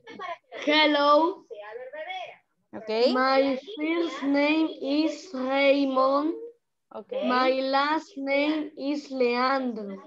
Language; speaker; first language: English; non-native, learner; Spanish